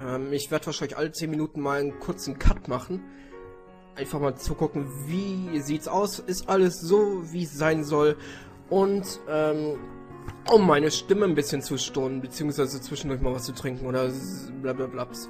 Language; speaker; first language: German; native; German